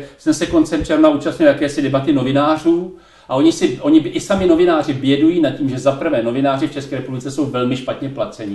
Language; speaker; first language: Czech; native; Czech